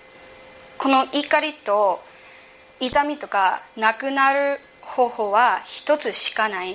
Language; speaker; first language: Japanese; early bilingual, heritage; English